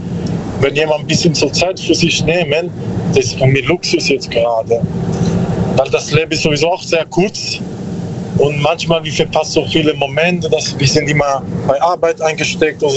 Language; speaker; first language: German; non-native, learner; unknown